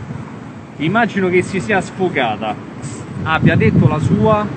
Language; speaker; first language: Italian; native; Italian